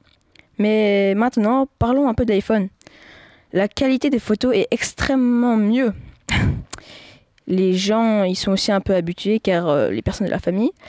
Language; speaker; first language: French; native; French